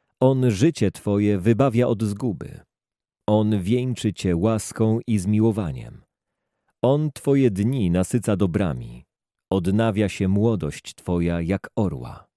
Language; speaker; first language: Polish; native; Polish